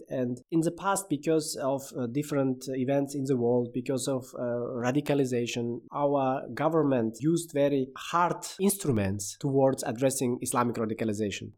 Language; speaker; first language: English; non-native, fluent; Uzbek